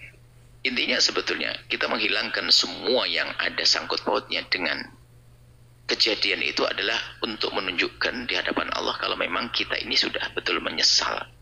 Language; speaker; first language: Indonesian; native; Indonesian